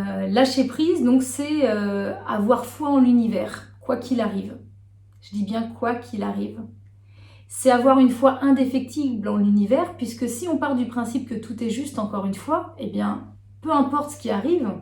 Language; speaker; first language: French; native; French